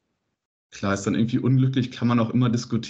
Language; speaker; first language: German; native; German